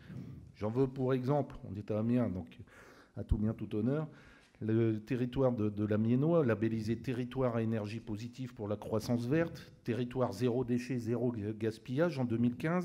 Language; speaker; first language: French; native; French